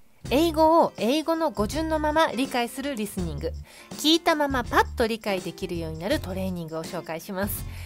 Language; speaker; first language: Japanese; native; Japanese